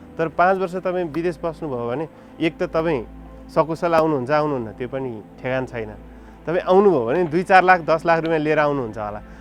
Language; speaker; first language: Nepali; native; Nepali